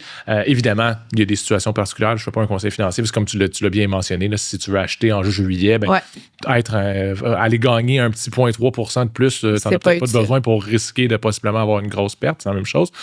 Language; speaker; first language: French; native; French